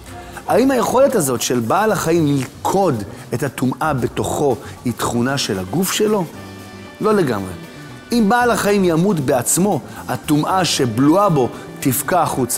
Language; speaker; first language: Hebrew; native; Hebrew